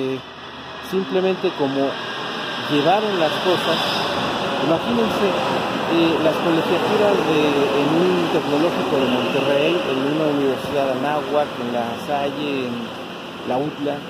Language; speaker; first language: Spanish; native; Spanish